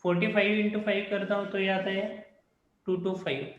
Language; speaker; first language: Hindi; non-native, local second language; Marathi